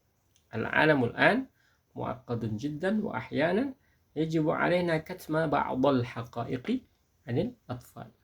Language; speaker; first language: Arabic; non-native, fluent; Indonesian